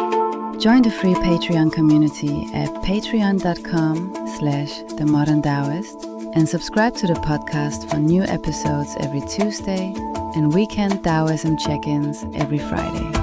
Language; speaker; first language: English; native; English